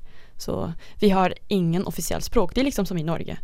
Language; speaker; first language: Swedish; non-native, learner; Dutch